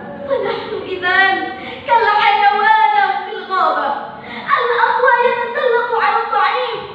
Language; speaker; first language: Arabic; non-native, fluent; Indonesian